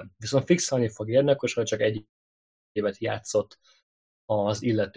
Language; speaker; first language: Hungarian; native; Hungarian